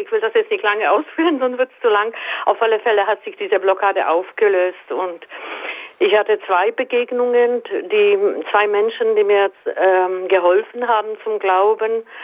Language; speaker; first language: German; non-native, fluent; Czech